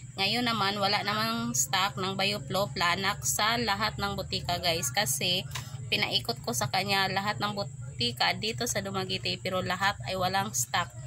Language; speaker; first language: Filipino; non-native, local second language; Cebuano